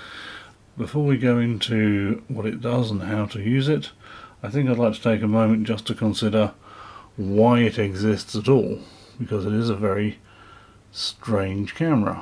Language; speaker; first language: English; native; English